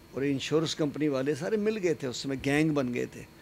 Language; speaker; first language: Hindi; native; Hindi